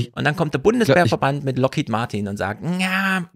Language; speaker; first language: German; native; German